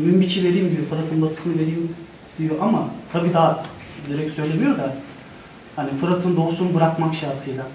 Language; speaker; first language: Turkish; native; Turkish